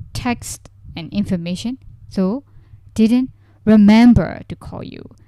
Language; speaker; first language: English; non-native, fluent; Burmese